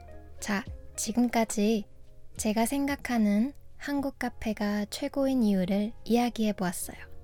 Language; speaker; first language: Korean; non-native, fluent; English